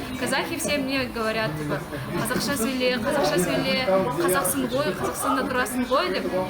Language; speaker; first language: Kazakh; non-native, learner; Yakut